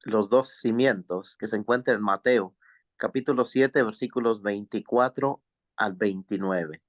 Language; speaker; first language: Spanish; native; Spanish